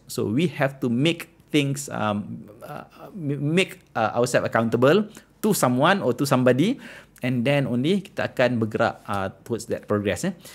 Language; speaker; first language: English; non-native, local second language; Malay